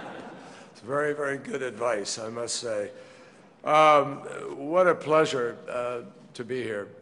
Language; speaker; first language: English; native; English